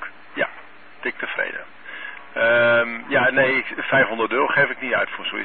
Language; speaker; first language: Dutch; native; Dutch